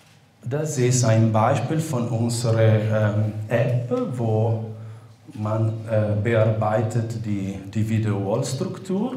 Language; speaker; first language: German; non-native, fluent; Italian